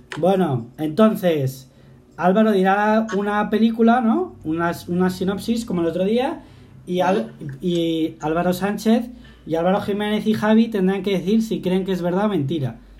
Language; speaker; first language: Spanish; native; Spanish